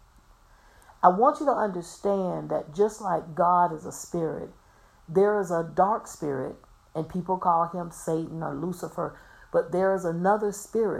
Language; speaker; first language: English; native; English